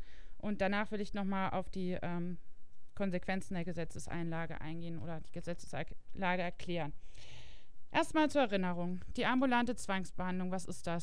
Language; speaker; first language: German; native; German